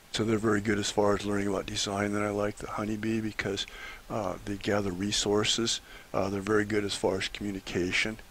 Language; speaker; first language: English; native; English